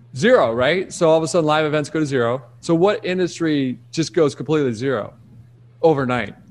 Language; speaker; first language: English; native; English